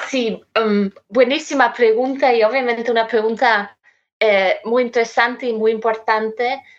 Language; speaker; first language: Spanish; non-native, fluent; German